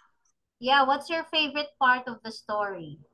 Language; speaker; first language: English; non-native, fluent; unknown